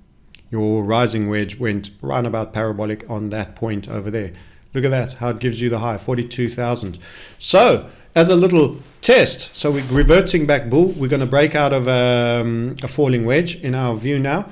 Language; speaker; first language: English; native; English